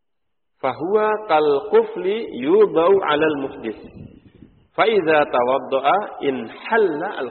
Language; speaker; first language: Arabic; non-native, fluent; Indonesian